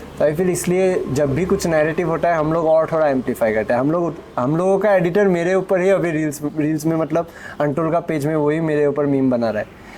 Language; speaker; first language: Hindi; non-native, local second language; Assamese